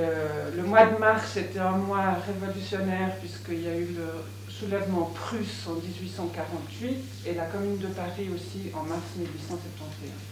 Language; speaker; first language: French; native; French